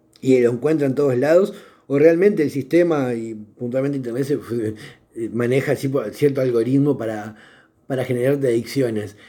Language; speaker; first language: Spanish; native; Spanish